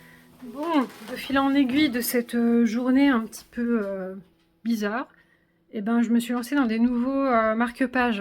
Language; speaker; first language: French; native; French